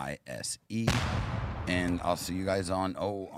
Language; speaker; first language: English; native; English